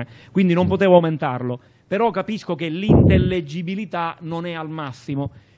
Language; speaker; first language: Italian; native; Italian